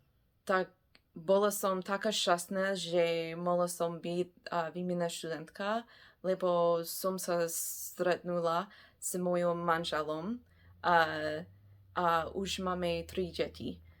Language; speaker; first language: Slovak; non-native, fluent; English